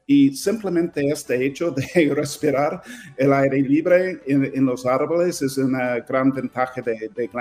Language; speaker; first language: Spanish; non-native, fluent; English